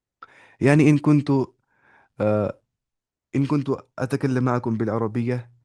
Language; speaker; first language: Arabic; non-native, fluent; Urdu